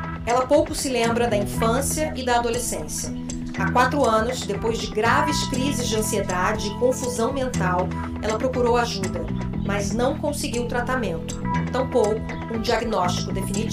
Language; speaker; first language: Portuguese; native; Portuguese